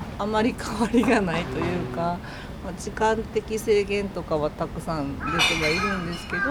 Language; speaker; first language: Japanese; native; Japanese